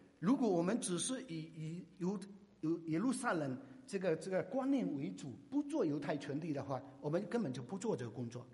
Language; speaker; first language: Chinese; non-native, local second language; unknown